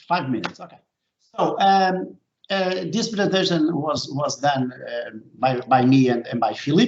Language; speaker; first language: English; non-native, fluent; Portuguese